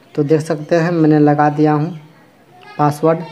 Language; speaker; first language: Hindi; native; Hindi